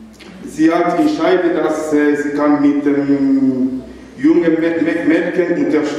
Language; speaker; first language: German; non-native, learner; Lingala